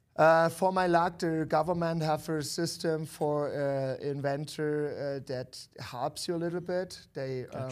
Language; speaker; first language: English; non-native, learner; German